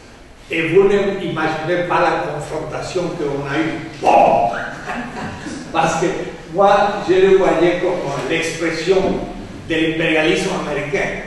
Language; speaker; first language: French; non-native, fluent; Spanish